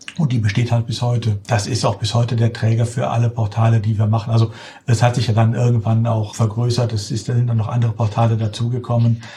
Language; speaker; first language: German; native; German